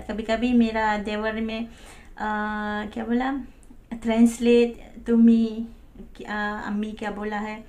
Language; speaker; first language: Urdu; non-native, learner; Malay